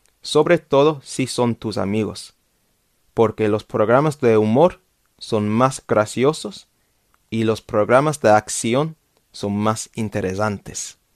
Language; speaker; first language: Spanish; non-native, fluent; English